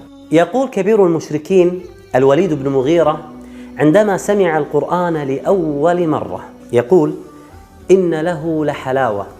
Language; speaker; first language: Arabic; native; Arabic